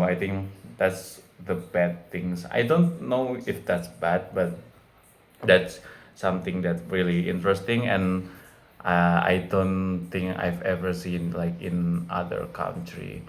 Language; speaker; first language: English; non-native, fluent; Indonesian